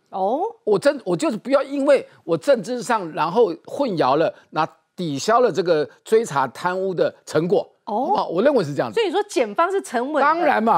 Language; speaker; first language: Chinese; native; Chinese